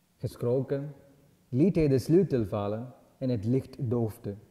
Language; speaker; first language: Dutch; non-native, learner; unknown